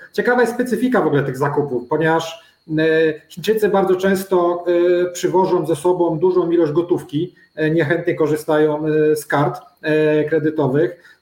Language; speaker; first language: Polish; native; Polish